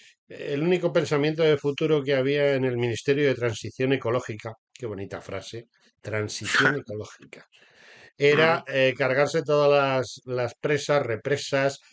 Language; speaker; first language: Spanish; native; Spanish